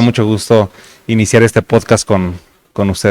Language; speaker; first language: Spanish; native; Spanish